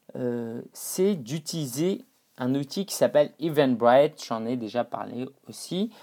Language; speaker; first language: French; non-native, fluent; Chinese